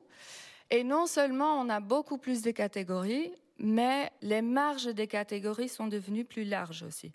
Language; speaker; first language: French; non-native, fluent; Dutch